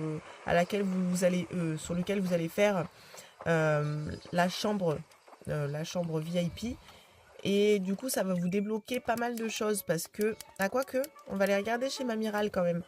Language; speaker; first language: French; native; French